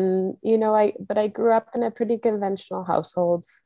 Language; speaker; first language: English; native; English